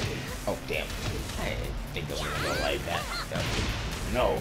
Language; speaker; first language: English; native; English